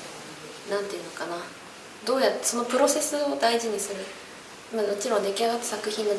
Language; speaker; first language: Japanese; native; Japanese